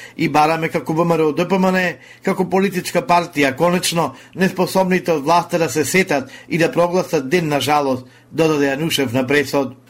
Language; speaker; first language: Macedonian; native; Macedonian